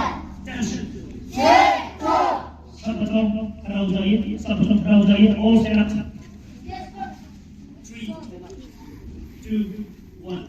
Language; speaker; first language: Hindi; non-native, local second language; Thado Chin